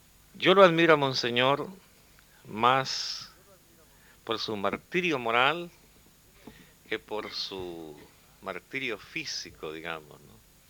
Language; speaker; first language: Spanish; native; Spanish